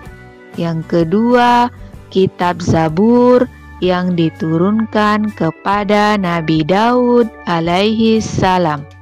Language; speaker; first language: Indonesian; native; Indonesian